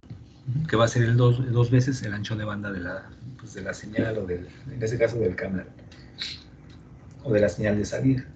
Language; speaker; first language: Spanish; native; Spanish